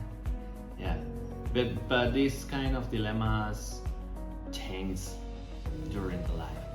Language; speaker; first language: English; non-native, learner; Spanish